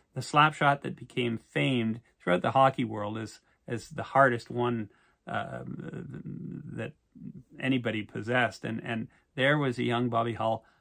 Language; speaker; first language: English; native; English